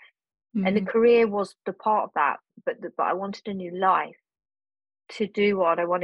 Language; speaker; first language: English; native; English